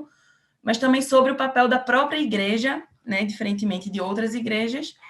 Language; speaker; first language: Portuguese; native; Portuguese